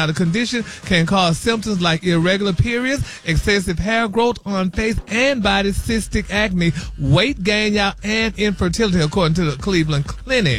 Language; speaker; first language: English; native; English